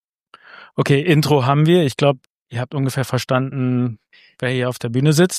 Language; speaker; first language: German; native; German